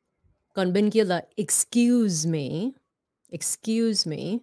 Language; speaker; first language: Vietnamese; early bilingual, heritage; Vietnamese